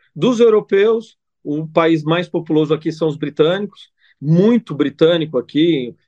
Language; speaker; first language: Portuguese; non-native, fluent; Italian